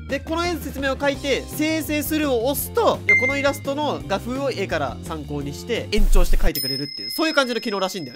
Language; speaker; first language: Japanese; native; Japanese